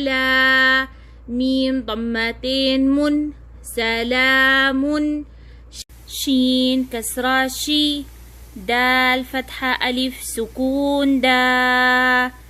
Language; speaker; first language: Arabic; non-native, fluent; Oromo